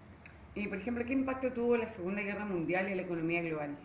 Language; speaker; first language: Spanish; native; Spanish